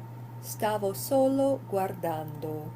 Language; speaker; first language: Italian; non-native, fluent; English